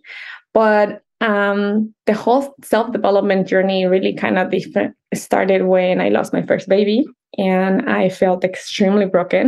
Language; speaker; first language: English; non-native, fluent; Spanish